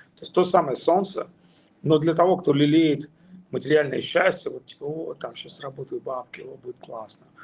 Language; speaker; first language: Russian; native; Russian